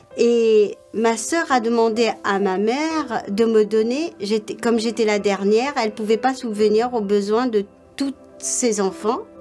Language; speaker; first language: French; non-native, local second language; Morisyen